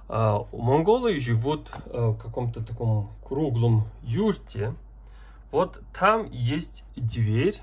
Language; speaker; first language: Russian; non-native, learner; Mongolian